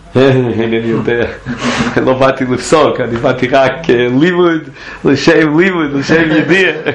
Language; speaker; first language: Hebrew; non-native, fluent; English